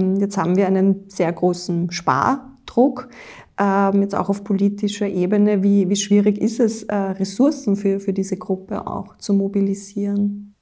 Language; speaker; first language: German; native; German